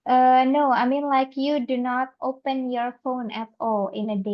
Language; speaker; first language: English; non-native, fluent; Indonesian